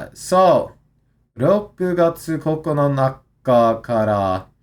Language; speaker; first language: Japanese; non-native, learner; English